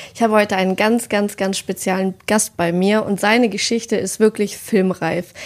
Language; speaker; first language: German; native; German